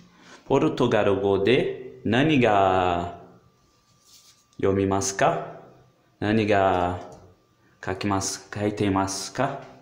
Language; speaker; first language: Japanese; non-native, learner; Portuguese